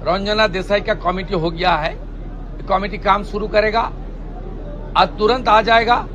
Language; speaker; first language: Hindi; non-native, local second language; Bangla